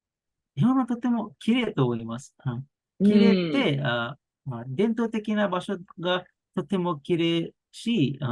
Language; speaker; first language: Japanese; non-native, learner; Bangla